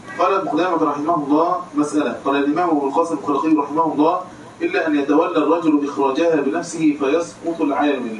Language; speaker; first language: Arabic; native; Arabic